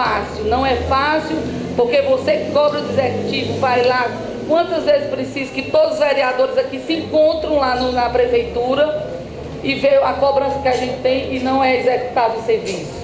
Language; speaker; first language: Portuguese; native; Portuguese